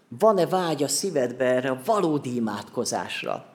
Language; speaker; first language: Hungarian; native; Hungarian